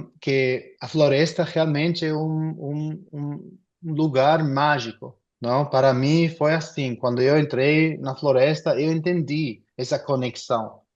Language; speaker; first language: Portuguese; non-native, fluent; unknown